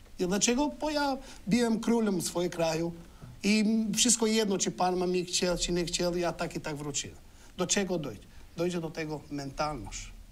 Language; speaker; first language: Polish; non-native, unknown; Albanian